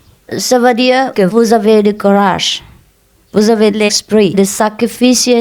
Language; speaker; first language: French; non-native, fluent; Vietnamese